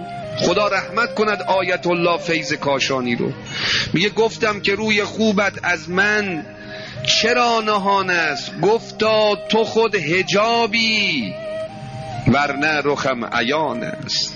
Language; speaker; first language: Persian; native; Persian